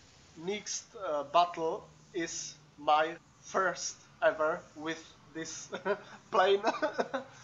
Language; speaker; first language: English; non-native, learner; Czech